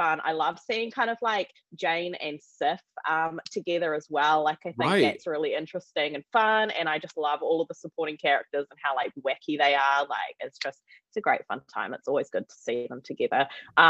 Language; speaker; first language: English; native; English